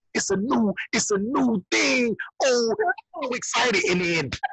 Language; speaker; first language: English; native; English